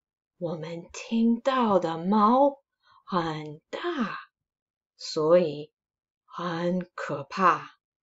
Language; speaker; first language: Chinese; non-native, fluent; English